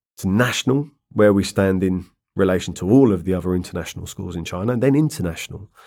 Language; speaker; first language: English; native; English